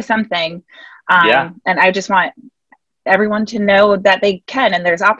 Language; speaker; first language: English; native; English